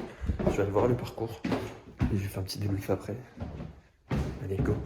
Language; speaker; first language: French; native; French